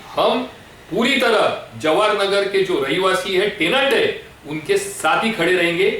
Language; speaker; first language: Hindi; non-native, local second language; Marathi